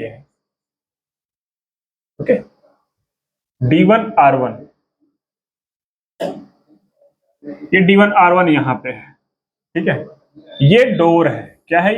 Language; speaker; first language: Hindi; native; Hindi